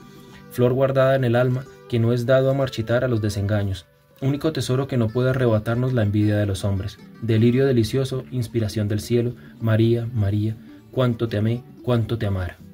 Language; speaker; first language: Spanish; native; Spanish